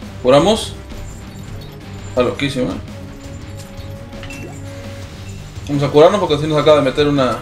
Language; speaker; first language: Spanish; native; Spanish